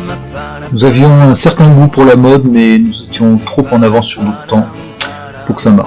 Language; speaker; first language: French; native; French